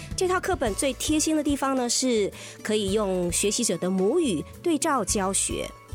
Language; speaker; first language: Chinese; native; Chinese